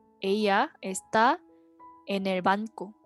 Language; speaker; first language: Spanish; non-native, fluent; Korean